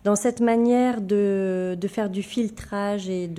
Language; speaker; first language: French; native; French